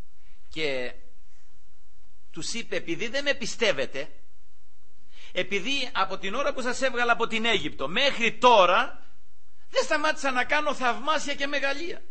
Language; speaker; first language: Greek; native; Greek